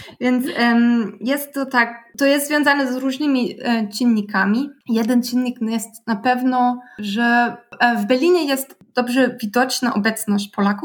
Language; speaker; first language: Polish; non-native, learner; German